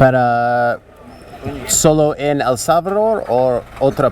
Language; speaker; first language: Spanish; non-native, learner; English